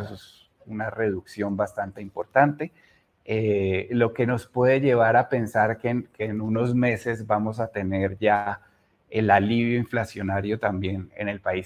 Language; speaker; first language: Spanish; native; Spanish